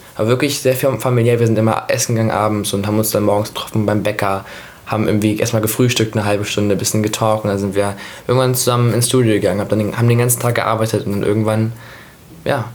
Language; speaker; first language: German; native; German